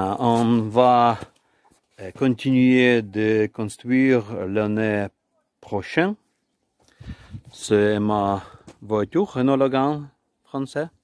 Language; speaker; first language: French; non-native, learner; Ukrainian